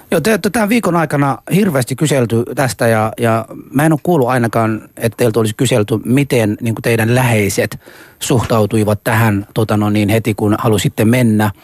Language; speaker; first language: Finnish; non-native, fluent; Persian